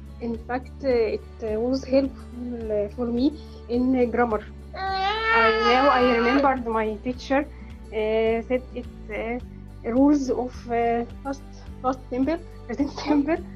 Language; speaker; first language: English; non-native, learner; Arabic